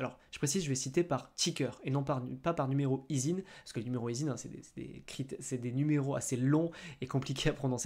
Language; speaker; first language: French; native; French